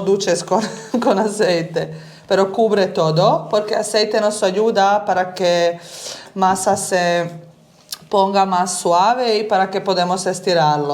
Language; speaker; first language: Spanish; early bilingual, heritage; Bosnian